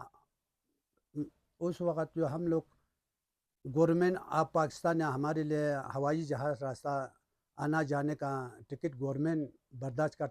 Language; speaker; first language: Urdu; non-native, local second language; Balti